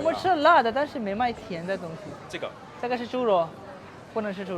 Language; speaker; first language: Chinese; non-native, fluent; Urdu